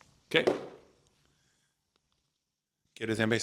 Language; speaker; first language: Spanish; non-native, learner; English